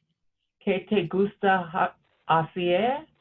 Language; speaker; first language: Spanish; non-native, learner; English